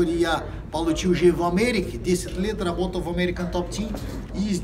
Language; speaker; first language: Russian; non-native, fluent; Portuguese